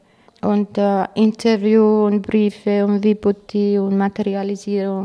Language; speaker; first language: German; non-native, fluent; Croatian